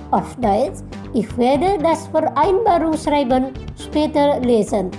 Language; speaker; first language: German; non-native, fluent; Indonesian